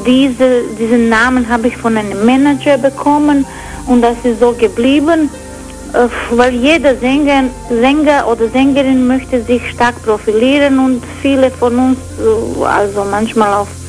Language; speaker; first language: German; non-native, fluent; Croatian